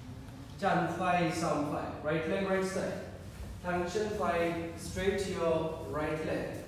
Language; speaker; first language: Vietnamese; non-native, learner; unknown